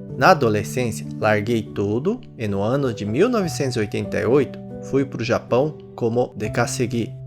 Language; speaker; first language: Portuguese; early bilingual, other home language; Japanese